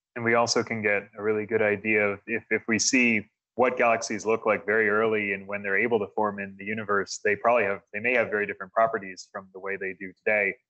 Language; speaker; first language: English; native; English